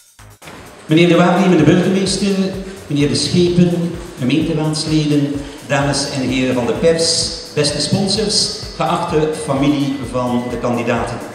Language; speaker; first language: Dutch; native; Dutch